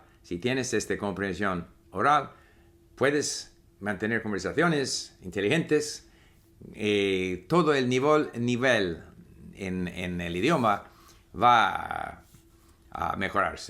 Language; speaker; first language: Spanish; non-native, fluent; English